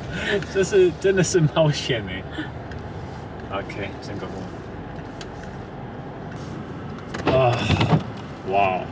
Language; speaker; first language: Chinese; non-native, learner; German